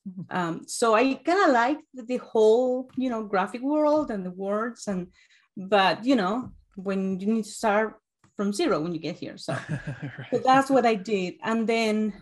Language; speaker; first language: English; non-native, fluent; Spanish